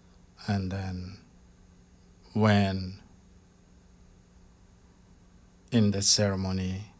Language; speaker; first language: English; non-native, fluent; Malagasy